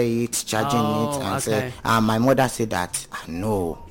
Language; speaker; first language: English; non-native, local second language; Yoruba